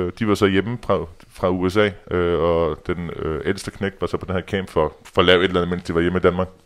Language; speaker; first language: Danish; native; Danish